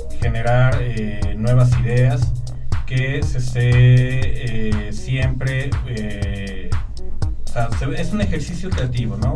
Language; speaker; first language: Spanish; native; Spanish